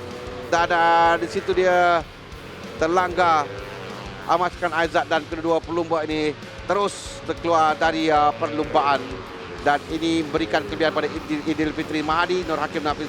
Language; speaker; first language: Malay; native; Malay